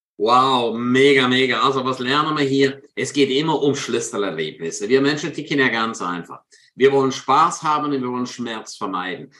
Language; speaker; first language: German; native; German